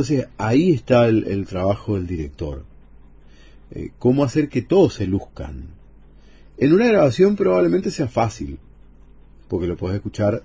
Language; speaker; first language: Spanish; native; Spanish